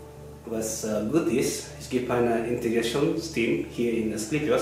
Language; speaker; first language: German; non-native, learner; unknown